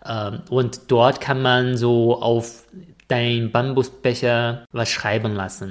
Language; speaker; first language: German; non-native, fluent; Chinese